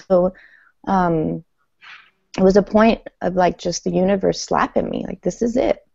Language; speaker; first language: English; early bilingual, other home language; Persian